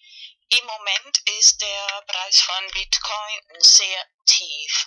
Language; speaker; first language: German; non-native, fluent; Spanish